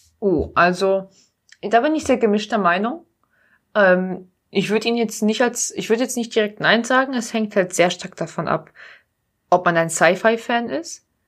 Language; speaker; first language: German; early bilingual, other home language; Polish